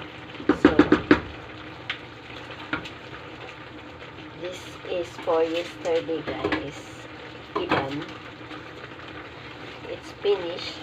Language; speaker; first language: English; non-native, learner; Filipino